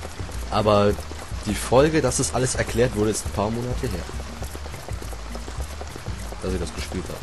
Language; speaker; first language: German; native; German